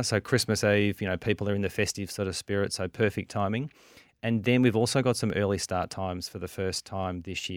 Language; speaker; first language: English; native; English